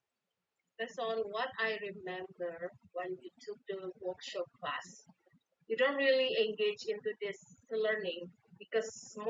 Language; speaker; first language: English; non-native, fluent; Indonesian